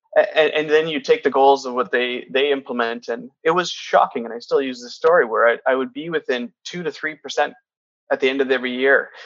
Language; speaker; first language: English; native; English